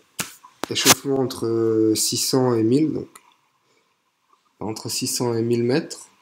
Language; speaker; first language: French; native; French